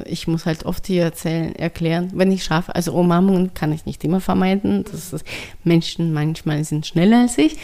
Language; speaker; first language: German; non-native, fluent; Russian